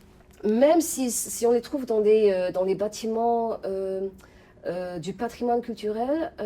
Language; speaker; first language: French; non-native, fluent; Polish